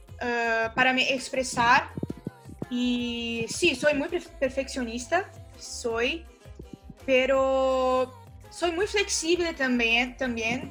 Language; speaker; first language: Spanish; non-native, learner; Portuguese